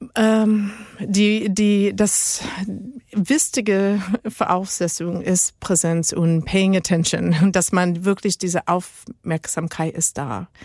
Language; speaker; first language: German; non-native, learner; Spanish